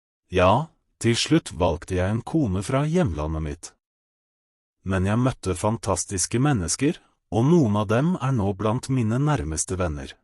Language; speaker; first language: Norwegian; non-native, fluent; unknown